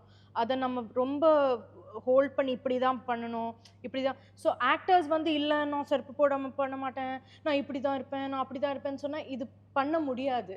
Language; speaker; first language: Tamil; non-native, fluent; Malayalam